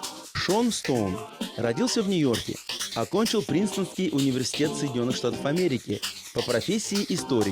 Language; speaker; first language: Russian; native; Russian